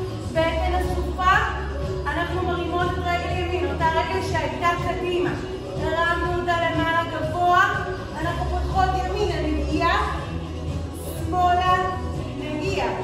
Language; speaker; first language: Hebrew; native; Hebrew